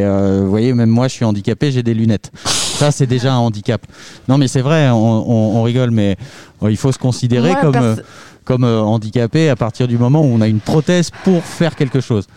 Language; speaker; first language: French; native; French